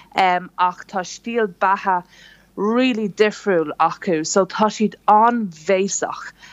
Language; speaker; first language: Irish; non-native, local second language; English